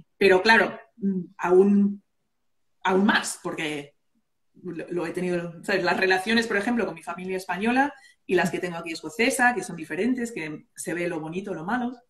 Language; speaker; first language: Spanish; early bilingual, other home language; English